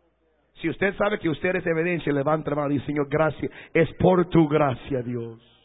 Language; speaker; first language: Spanish; non-native, fluent; English